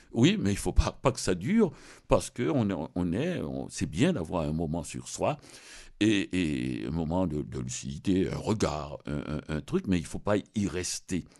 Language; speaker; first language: French; non-native, local second language; Haitian Creole